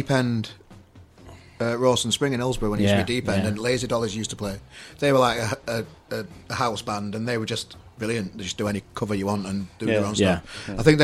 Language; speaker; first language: English; native; English